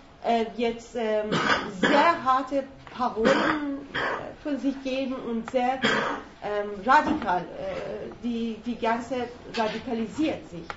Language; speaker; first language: German; non-native, learner; Persian